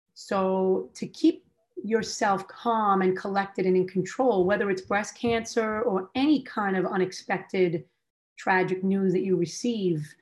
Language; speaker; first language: English; native; English